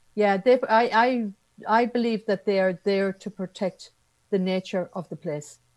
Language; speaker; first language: English; native; English